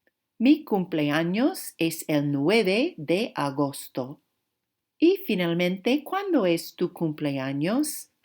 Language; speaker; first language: Spanish; non-native, fluent; English